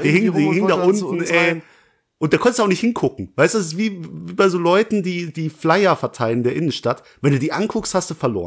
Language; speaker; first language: German; native; German